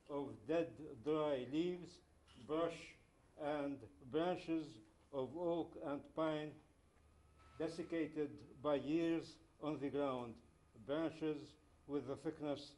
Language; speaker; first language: English; non-native, fluent; Arabic